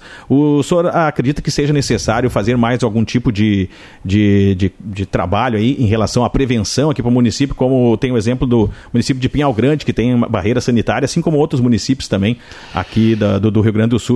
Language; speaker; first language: Portuguese; native; Portuguese